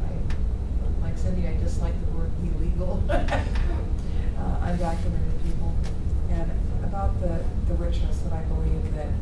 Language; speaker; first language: English; native; English